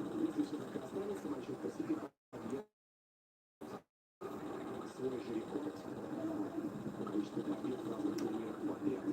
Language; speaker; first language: Russian; native; Russian